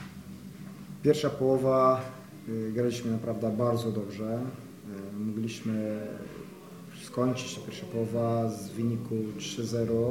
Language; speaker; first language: Polish; non-native, fluent; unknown